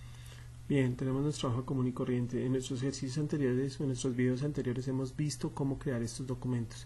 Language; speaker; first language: Spanish; native; Spanish